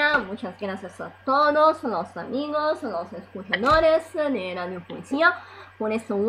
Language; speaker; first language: Spanish; non-native, learner; Italian